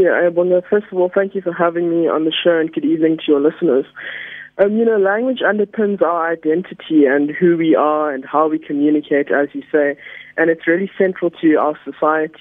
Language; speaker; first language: English; native; English